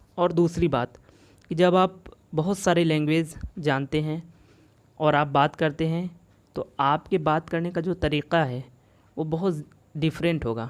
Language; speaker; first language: Hindi; native; Hindi